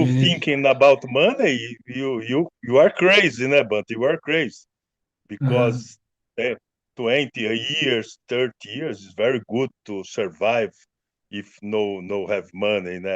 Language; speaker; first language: English; non-native, learner; Portuguese